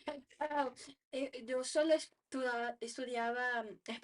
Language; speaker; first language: Spanish; non-native, fluent; Portuguese